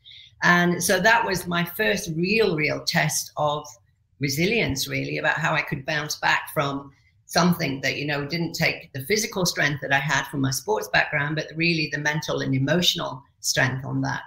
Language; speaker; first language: English; native; English